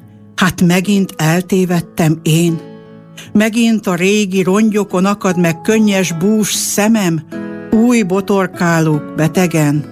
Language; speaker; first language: Hungarian; native; Hungarian